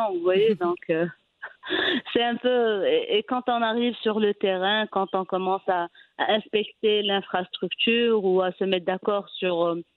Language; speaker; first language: French; non-native, local second language; Arabic